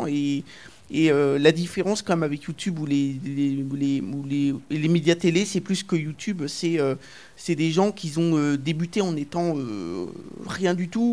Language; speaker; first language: French; native; French